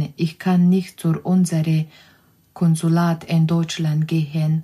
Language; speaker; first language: German; non-native, learner; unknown